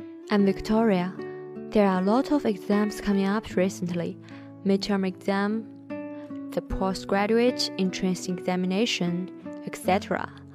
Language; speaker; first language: English; non-native, learner; Chinese